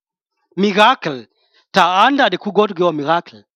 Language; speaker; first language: Danish; non-native, fluent; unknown